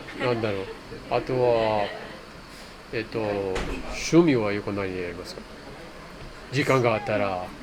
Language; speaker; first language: Japanese; non-native, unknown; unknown